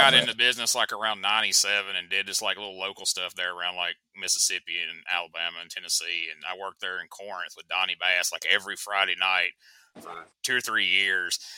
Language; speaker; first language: English; native; English